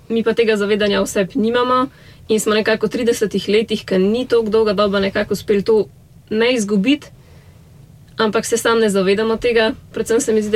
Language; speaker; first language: Slovenian; native; Slovenian